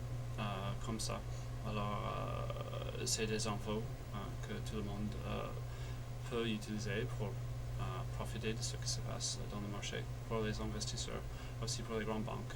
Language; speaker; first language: French; non-native, fluent; English